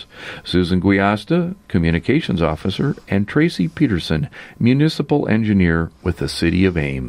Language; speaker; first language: English; native; English